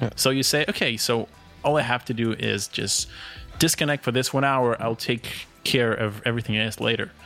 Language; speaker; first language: English; early bilingual, other home language; Russian